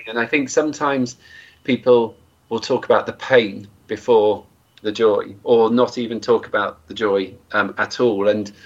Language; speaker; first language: English; native; English